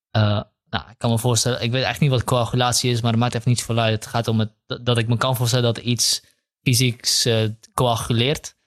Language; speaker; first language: Dutch; early bilingual, other home language; Kurdish